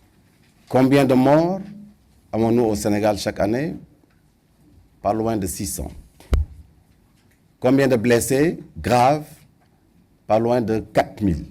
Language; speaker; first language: French; non-native, local second language; Wolof